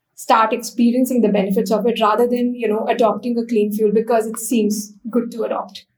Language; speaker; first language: English; non-native, local second language; Hindi